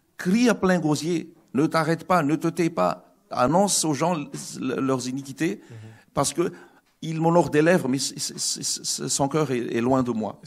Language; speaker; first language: French; non-native, local second language; Malagasy